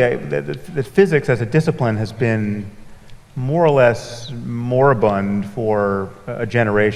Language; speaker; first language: English; native; English